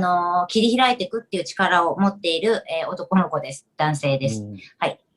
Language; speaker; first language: Japanese; native; Japanese